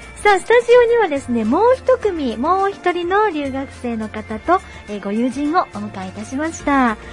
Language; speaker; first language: Japanese; native; Japanese